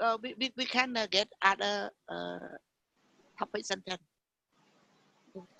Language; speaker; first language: English; non-native, learner; Vietnamese